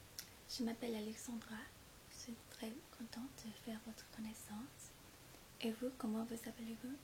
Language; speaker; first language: French; non-native, fluent; English